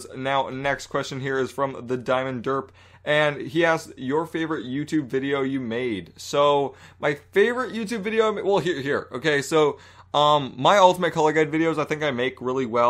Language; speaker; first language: English; native; English